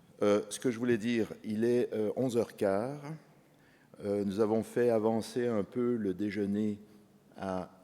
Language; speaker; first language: French; native; French